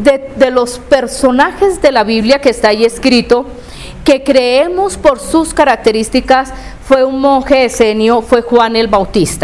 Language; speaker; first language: Spanish; native; Spanish